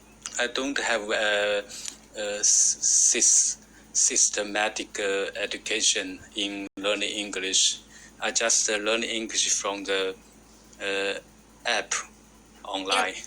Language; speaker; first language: English; non-native, learner; Chinese